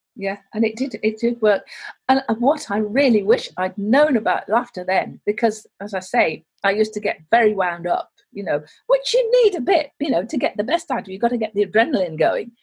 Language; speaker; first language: English; native; English